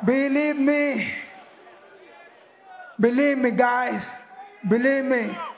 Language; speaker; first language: English; non-native, learner; Spanish